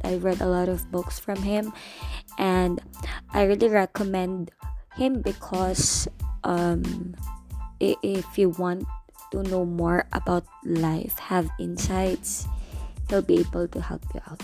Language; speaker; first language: English; non-native, local second language; Filipino